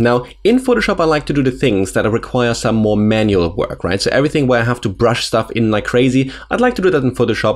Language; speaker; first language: English; non-native, fluent; German